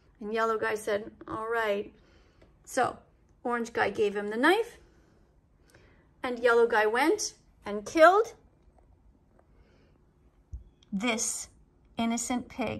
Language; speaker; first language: English; native; English